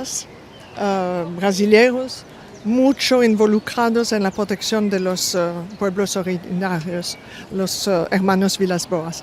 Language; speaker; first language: Spanish; non-native, fluent; French